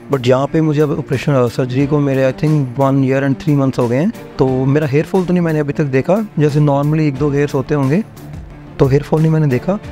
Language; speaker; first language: Hindi; non-native, local second language; Punjabi